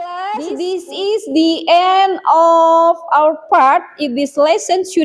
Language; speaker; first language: English; non-native, fluent; Indonesian